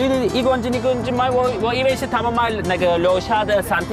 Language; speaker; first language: Chinese; non-native, fluent; Turkish